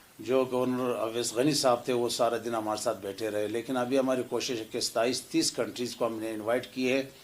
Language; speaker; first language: Urdu; non-native, local second language; Pashto